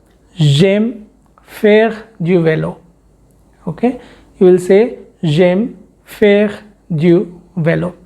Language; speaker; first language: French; non-native, fluent; Hindi